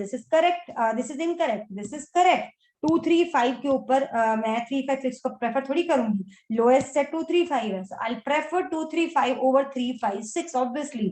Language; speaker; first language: Hindi; native; Hindi